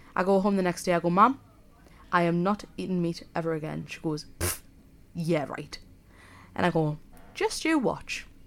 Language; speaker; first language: English; native; English